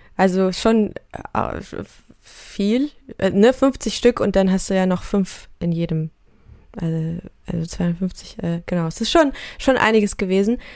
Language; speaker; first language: German; early bilingual, other home language; Russian